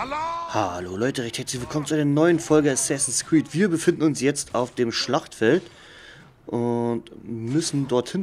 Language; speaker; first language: German; native; German